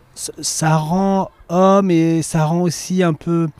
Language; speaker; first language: French; native; French